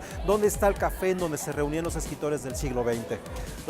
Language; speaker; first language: Spanish; native; Spanish